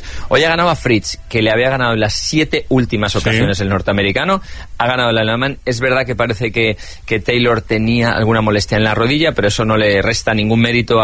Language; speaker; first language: Spanish; native; Spanish